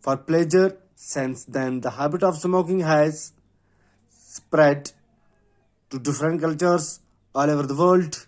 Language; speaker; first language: English; non-native, local second language; Urdu